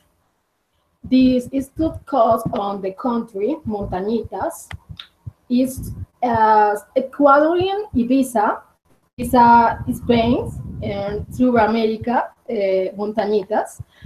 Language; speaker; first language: English; non-native, learner; Spanish